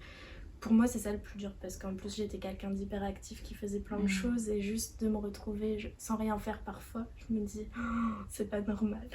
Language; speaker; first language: French; native; French